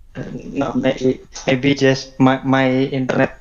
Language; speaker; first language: English; non-native, learner; Indonesian